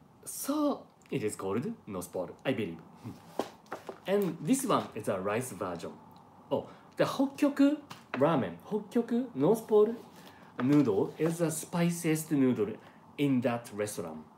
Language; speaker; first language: English; non-native, learner; Japanese